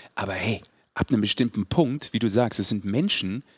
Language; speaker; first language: German; native; German